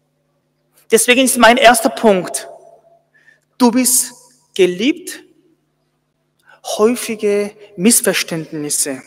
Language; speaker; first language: German; non-native, fluent; Korean